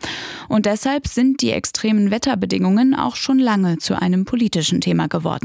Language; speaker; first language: German; native; German